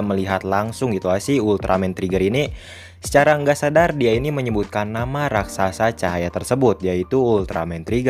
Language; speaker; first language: Indonesian; native; Indonesian